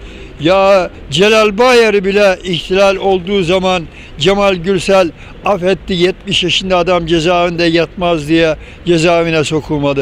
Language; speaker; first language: Turkish; native; Turkish